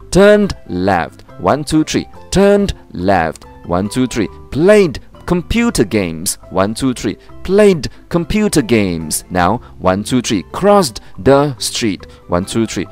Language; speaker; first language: English; non-native, local second language; Chinese